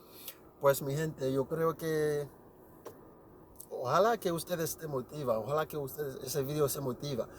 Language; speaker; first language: Spanish; non-native, learner; Haitian Creole